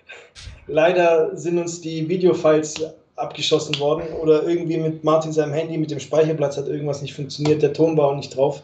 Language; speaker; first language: German; native; German